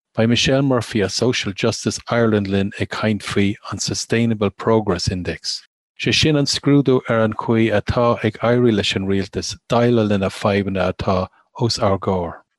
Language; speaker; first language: Irish; non-native, local second language; English